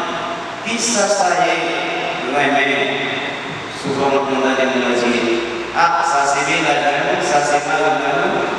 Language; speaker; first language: French; non-native, local second language; Haitian Creole